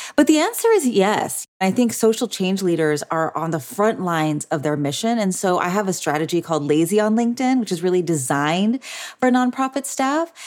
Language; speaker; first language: English; native; English